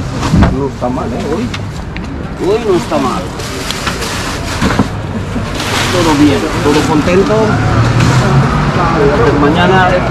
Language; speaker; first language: Spanish; non-native, learner; Filipino